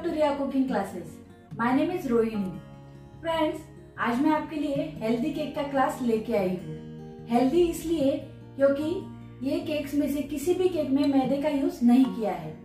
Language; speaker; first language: Hindi; non-native, local second language; Marathi